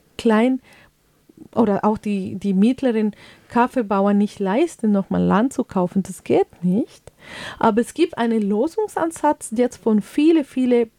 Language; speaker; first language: German; non-native, fluent; Spanish